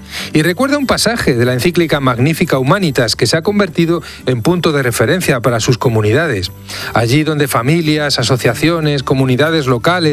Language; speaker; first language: Spanish; native; Spanish